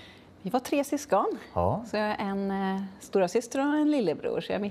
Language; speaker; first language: Swedish; native; Swedish